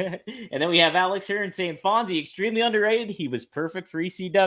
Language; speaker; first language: English; native; English